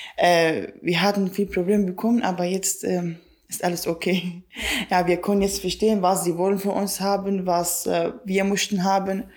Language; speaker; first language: German; non-native, learner; Kurdish